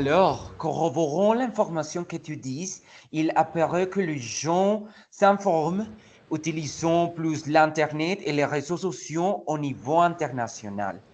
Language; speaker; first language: French; non-native, learner; Spanish